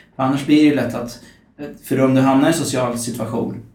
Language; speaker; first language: Swedish; native; Swedish